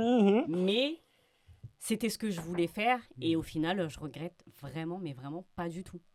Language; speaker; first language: French; early bilingual, other home language; Fula